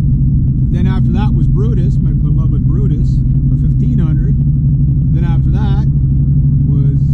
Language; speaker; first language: English; native; English